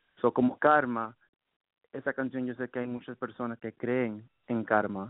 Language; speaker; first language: Spanish; early bilingual, heritage; Spanish